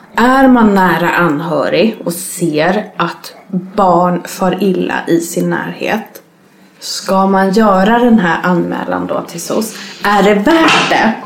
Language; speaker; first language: Swedish; native; Swedish